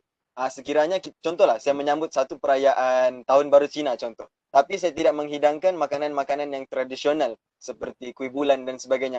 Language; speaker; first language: Malay; native; Malay